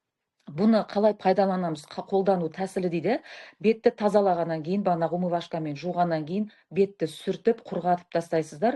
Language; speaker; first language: Kazakh; native; Kazakh